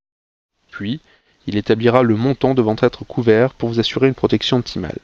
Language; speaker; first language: French; native; French